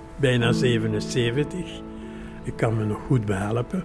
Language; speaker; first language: Dutch; native; Dutch